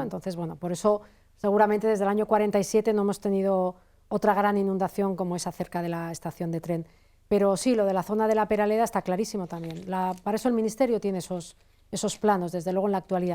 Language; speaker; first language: Spanish; native; Spanish